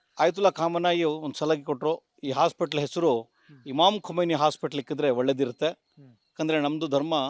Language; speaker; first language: Kannada; non-native, local second language; Urdu